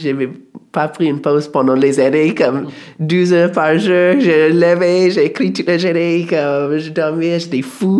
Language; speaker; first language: French; non-native, fluent; English